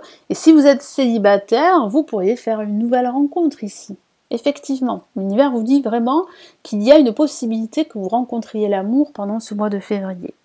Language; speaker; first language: French; native; French